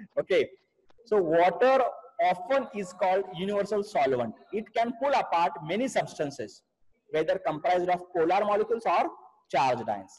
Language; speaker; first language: English; non-native, local second language; Marathi